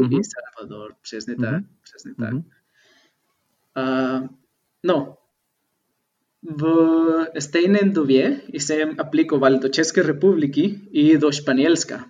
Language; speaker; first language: Czech; non-native, fluent; Spanish